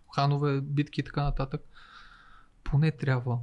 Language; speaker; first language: Bulgarian; native; Bulgarian